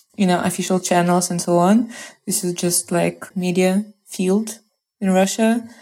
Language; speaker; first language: English; non-native, fluent; Russian